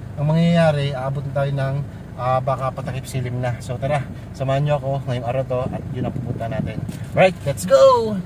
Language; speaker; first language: Filipino; native; Filipino